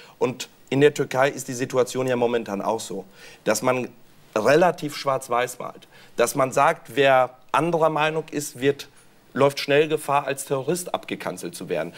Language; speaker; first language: German; early bilingual, other home language; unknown